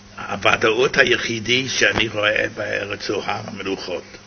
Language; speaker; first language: Hebrew; non-native, fluent; English